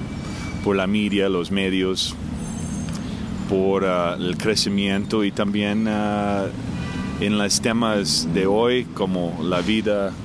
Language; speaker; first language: Spanish; non-native, fluent; English